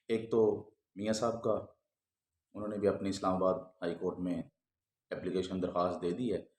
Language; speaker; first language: Urdu; non-native, local second language; Punjabi